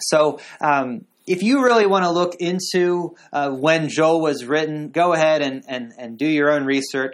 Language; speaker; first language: English; native; English